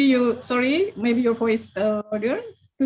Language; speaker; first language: English; non-native, learner; Indonesian